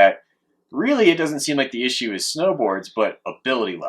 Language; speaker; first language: English; native; English